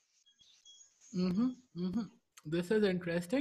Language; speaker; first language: English; non-native, local second language; Hindi